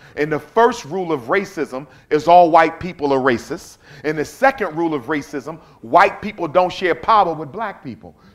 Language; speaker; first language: English; native; English